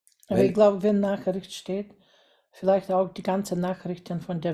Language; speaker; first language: German; non-native, fluent; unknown